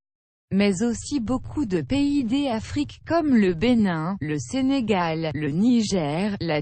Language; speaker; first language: French; non-native, learner; Russian